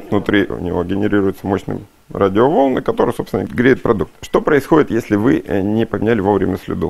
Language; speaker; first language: Russian; native; Russian